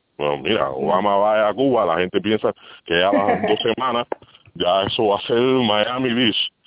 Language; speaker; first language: Spanish; native; Spanish